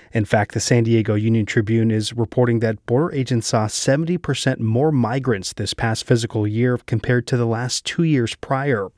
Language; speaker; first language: English; native; English